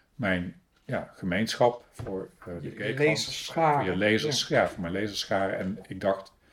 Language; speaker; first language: Dutch; native; Dutch